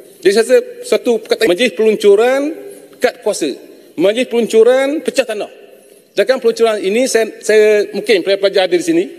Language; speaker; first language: Malay; native; Malay